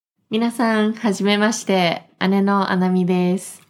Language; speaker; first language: Japanese; early bilingual, heritage; Japanese